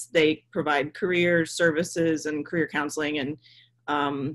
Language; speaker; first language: English; native; English